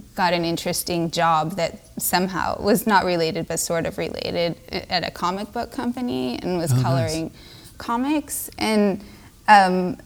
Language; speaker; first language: English; native; English